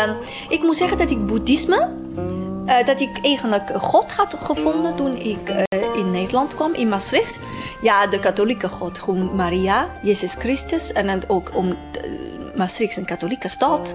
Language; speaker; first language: Dutch; non-native, fluent; Chinese